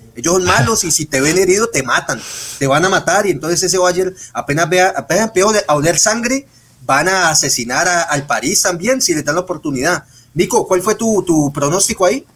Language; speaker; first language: Spanish; native; Spanish